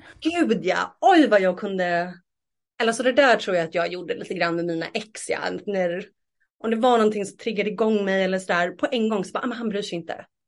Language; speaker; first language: Swedish; native; Swedish